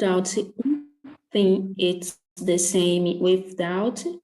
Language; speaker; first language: English; non-native, learner; Portuguese